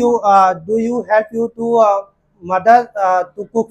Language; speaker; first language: English; non-native, learner; Hindi